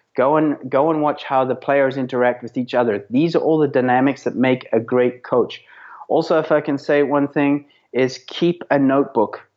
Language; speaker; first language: English; native; English